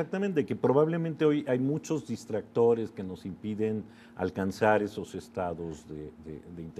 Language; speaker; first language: Spanish; native; Spanish